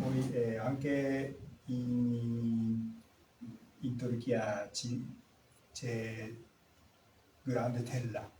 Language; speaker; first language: Italian; non-native, learner; Japanese